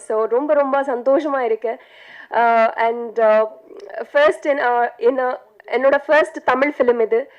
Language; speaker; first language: Tamil; non-native, learner; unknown